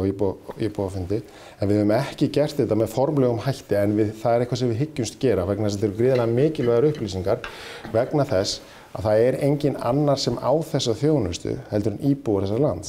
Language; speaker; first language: Icelandic; native; Icelandic